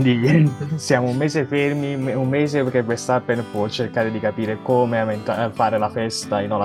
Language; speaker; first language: Italian; native; Italian